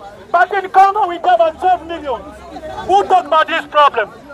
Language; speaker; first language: English; non-native, learner; Lingala